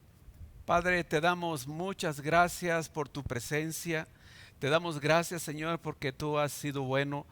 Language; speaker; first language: Spanish; native; Spanish